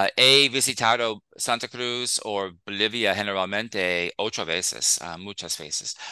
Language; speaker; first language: Spanish; non-native, fluent; English